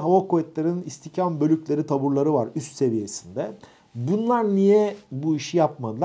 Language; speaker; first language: Turkish; native; Turkish